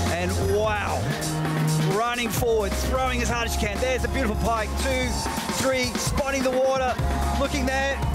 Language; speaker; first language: English; native; English